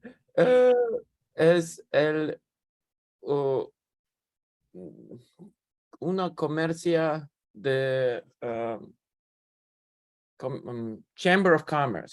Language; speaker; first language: Spanish; non-native, learner; English